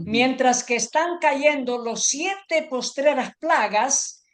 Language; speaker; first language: Spanish; native; Spanish